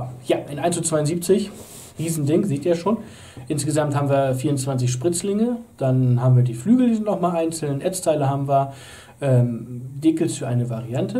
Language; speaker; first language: German; native; German